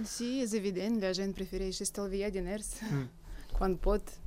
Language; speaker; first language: Catalan; non-native, fluent; Russian